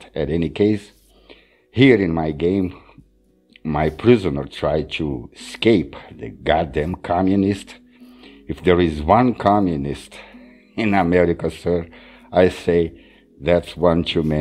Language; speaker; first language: English; non-native, fluent; Portuguese